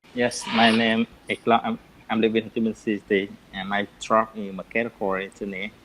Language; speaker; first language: English; non-native, learner; Vietnamese